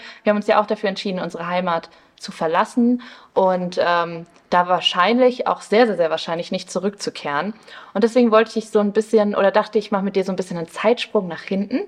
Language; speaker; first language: German; early bilingual, other home language; Spanish